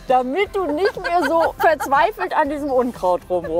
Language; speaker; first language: German; native; German